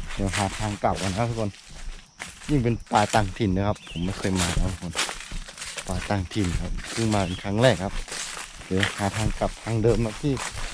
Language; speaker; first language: Thai; non-native, local second language; Karen languages